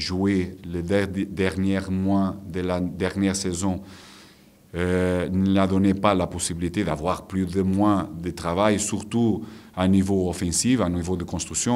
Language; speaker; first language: French; non-native, fluent; Portuguese